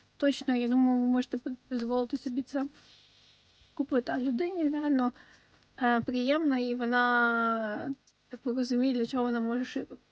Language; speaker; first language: Ukrainian; native; Ukrainian